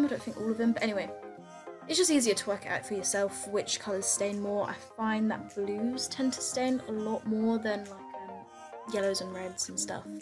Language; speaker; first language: English; native; English